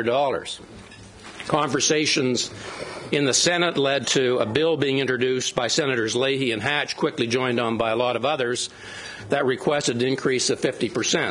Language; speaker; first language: English; native; English